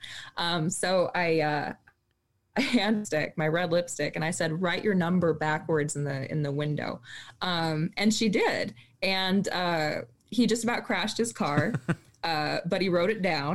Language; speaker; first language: English; native; English